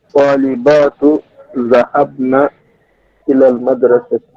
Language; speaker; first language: Arabic; non-native, learner; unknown